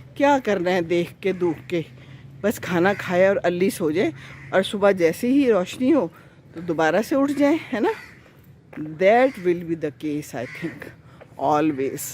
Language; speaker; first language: Urdu; non-native, local second language; Punjabi